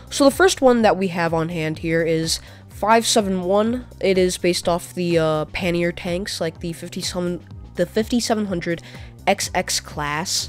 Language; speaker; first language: English; native; English